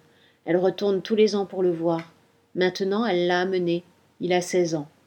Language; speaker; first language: French; non-native, fluent; Ukrainian